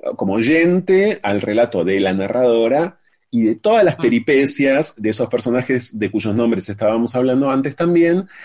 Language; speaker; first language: Spanish; native; Spanish